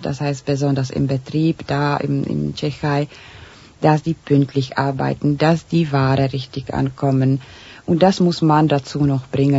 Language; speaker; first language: German; non-native, fluent; Czech